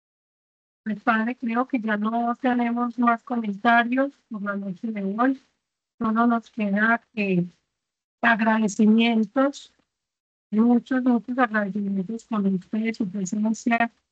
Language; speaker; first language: Spanish; native; Spanish